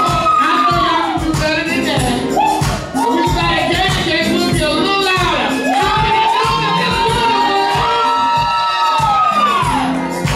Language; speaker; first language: English; native; English